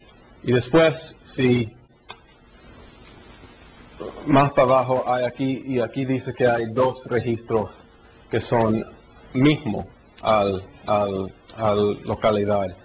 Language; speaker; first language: Spanish; early bilingual, heritage; Spanish